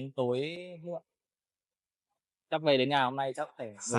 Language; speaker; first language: Vietnamese; native; Vietnamese